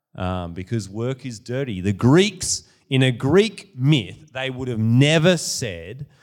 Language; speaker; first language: English; native; English